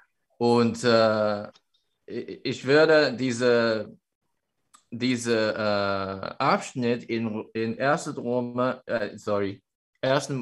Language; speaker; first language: German; non-native, fluent; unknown